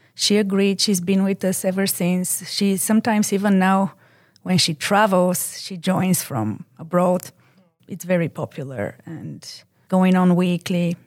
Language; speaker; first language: English; non-native, fluent; Bulgarian